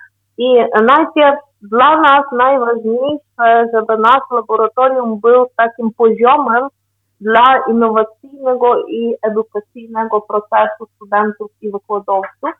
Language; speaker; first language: Polish; non-native, fluent; Ukrainian